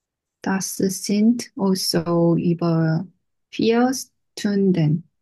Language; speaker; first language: German; non-native, learner; Korean